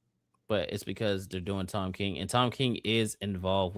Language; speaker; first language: English; native; English